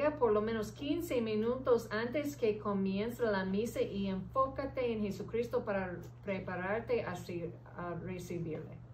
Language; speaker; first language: Spanish; early bilingual, heritage; English